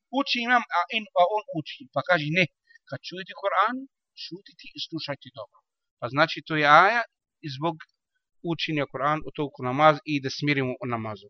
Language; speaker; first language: Bosnian; non-native, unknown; Arabic